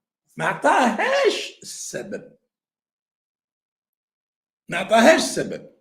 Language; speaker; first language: Arabic; native; Arabic